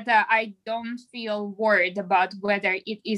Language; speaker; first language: English; non-native, fluent; Russian